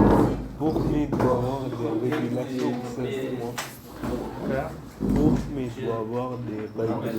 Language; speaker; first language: French; non-native, learner; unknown